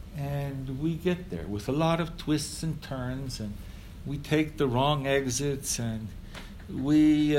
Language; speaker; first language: English; early bilingual, other home language; Ukrainian